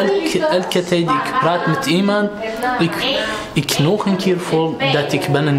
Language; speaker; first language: Dutch; non-native, learner; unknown